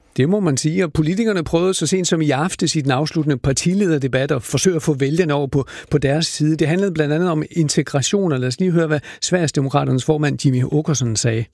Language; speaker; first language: Danish; native; Danish